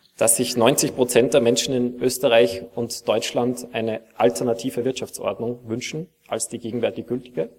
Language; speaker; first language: German; native; German